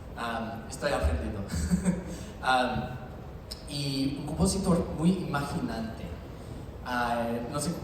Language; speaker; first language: Spanish; non-native, learner; English